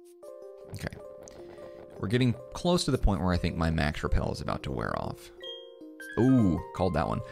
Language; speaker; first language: English; native; English